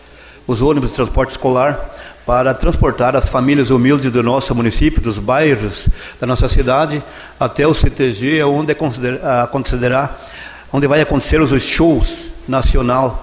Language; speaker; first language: Portuguese; native; Portuguese